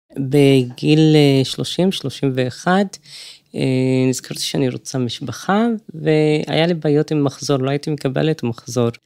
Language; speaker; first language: Hebrew; native; Hebrew